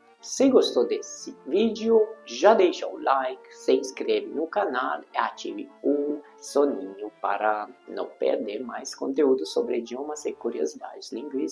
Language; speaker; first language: Portuguese; non-native, fluent; Hungarian